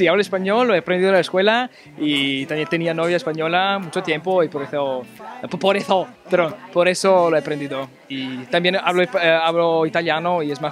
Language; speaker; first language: Spanish; non-native, fluent; German